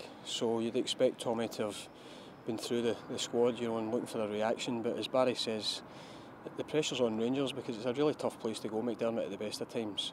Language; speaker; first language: English; native; English